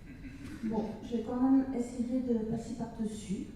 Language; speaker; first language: French; native; French